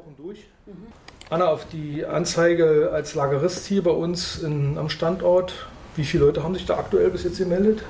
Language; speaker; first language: German; native; German